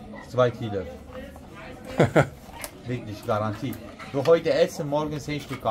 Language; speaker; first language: German; non-native, learner; Turkish